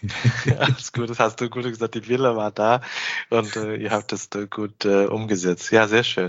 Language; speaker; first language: German; non-native, fluent; Chinese